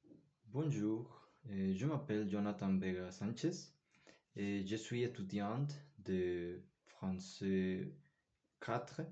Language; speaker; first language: French; non-native, learner; Spanish